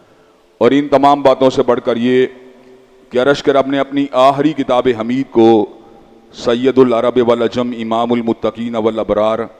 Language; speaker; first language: Urdu; native; Urdu